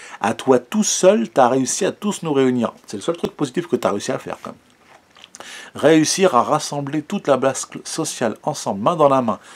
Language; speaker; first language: French; native; French